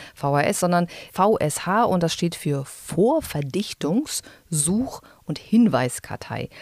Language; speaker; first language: German; native; German